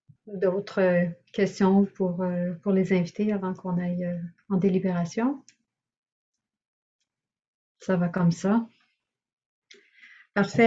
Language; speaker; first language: French; native; French